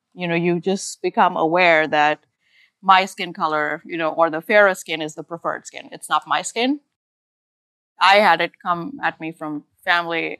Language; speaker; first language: English; non-native, local second language; Urdu